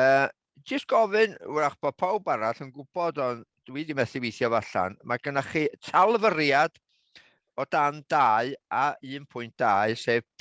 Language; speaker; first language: Welsh; native; Welsh